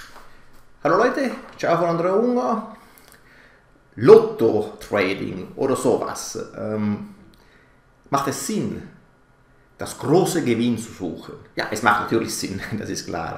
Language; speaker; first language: German; non-native, fluent; Italian